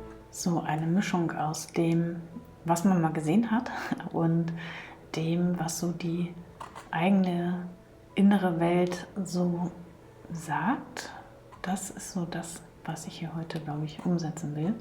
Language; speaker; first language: German; native; German